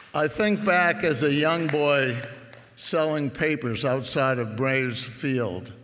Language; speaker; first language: English; native; English